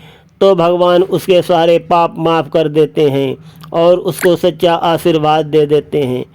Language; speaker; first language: Hindi; native; Hindi